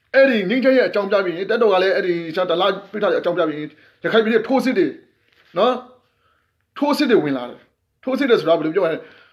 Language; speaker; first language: Burmese; non-native, local second language; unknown